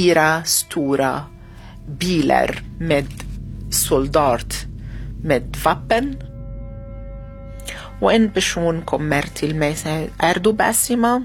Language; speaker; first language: Swedish; non-native, learner; Arabic